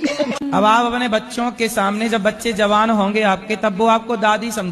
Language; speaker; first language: Hindi; native; Hindi